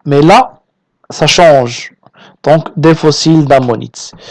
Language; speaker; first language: French; non-native, local second language; Arabic